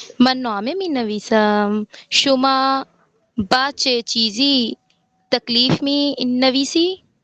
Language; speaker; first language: Persian; non-native, learner; Urdu